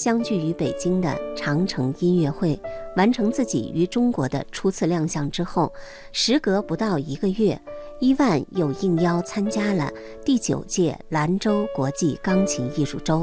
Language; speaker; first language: Chinese; native; Chinese